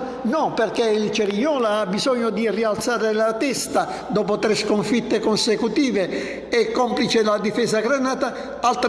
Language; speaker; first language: Italian; native; Italian